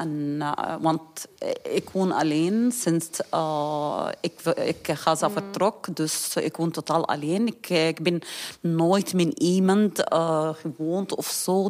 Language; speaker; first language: Dutch; non-native, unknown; Arabic